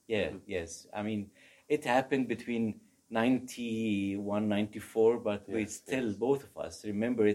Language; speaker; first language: English; non-native, fluent; Arabic